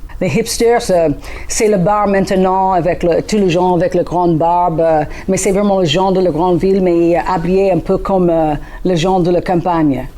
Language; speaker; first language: French; non-native, learner; English